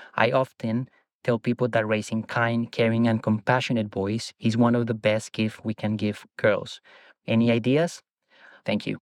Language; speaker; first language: English; non-native, fluent; Spanish